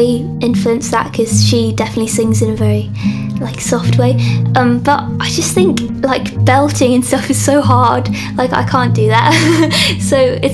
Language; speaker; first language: English; native; English